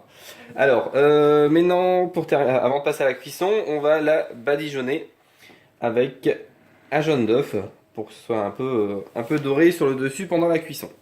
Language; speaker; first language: French; native; French